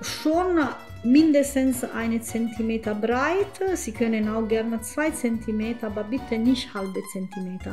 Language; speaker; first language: German; non-native, fluent; Italian